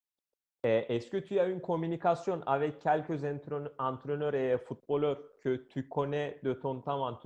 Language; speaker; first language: French; non-native, learner; Turkish